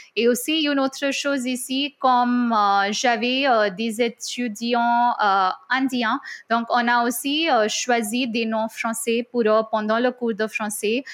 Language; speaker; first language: French; non-native, fluent; Hindi